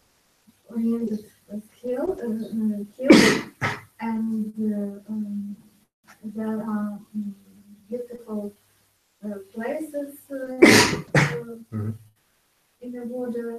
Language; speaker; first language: English; non-native, learner; Ukrainian